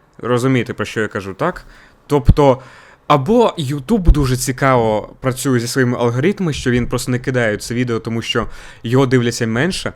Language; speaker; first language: Ukrainian; non-native, local second language; Russian